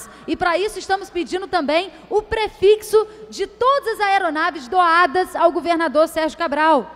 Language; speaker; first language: Portuguese; native; Portuguese